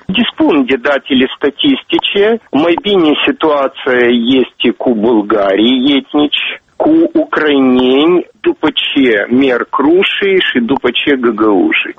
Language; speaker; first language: Romanian; non-native, local second language; Russian